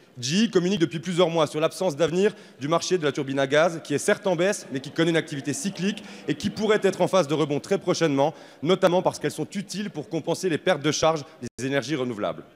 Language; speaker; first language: French; native; French